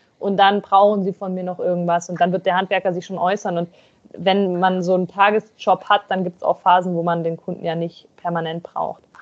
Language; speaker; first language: German; native; German